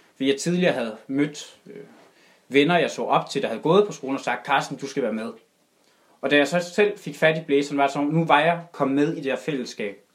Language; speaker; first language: Danish; native; Danish